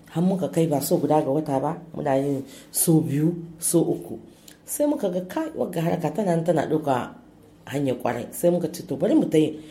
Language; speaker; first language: Hausa; native; Hausa